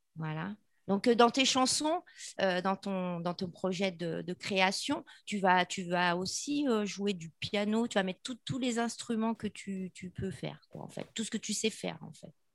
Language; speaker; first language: French; native; French